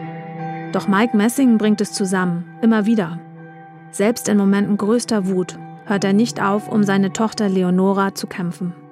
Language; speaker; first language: German; native; German